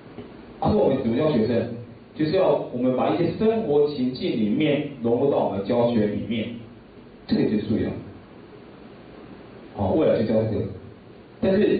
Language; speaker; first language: Chinese; native; Chinese